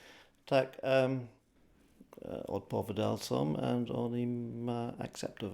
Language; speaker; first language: Slovak; non-native, fluent; English